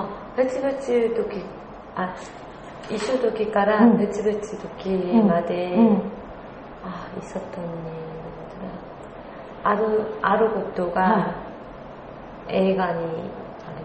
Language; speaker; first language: Japanese; non-native, learner; Korean